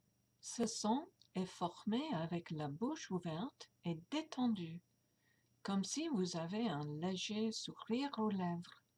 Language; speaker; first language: French; non-native, fluent; English